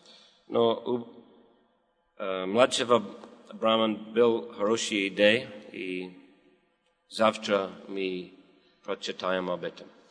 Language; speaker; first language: Russian; non-native, learner; English